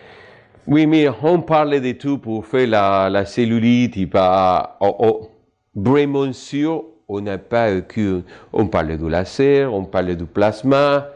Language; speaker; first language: French; non-native, fluent; Spanish